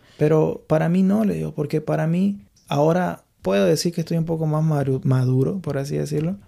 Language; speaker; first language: Spanish; native; Spanish